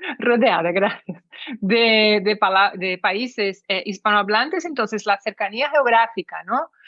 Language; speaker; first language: Spanish; early bilingual, heritage; Portuguese